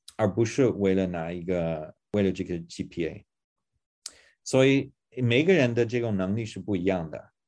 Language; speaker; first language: Chinese; non-native, fluent; English